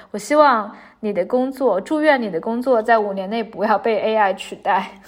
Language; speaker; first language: Chinese; native; Chinese